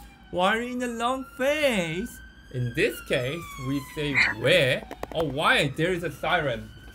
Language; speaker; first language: English; non-native, fluent; Korean